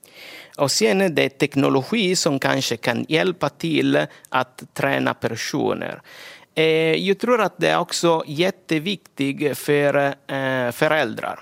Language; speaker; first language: Swedish; non-native, fluent; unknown